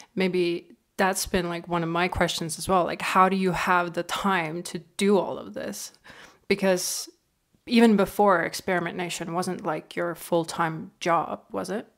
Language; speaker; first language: English; non-native, fluent; Estonian